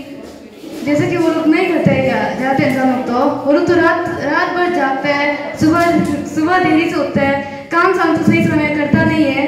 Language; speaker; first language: Hindi; non-native, local second language; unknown